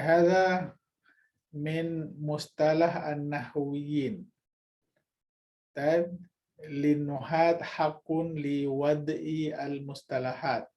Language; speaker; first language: Arabic; non-native, fluent; Indonesian